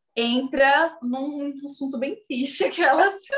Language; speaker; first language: Portuguese; native; Portuguese